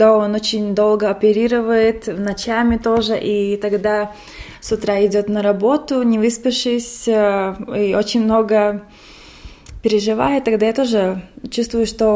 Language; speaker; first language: Russian; non-native, local second language; Latvian